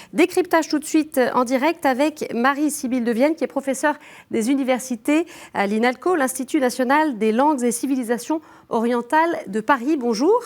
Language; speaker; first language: French; native; French